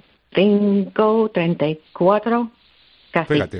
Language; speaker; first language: Spanish; non-native, learner; English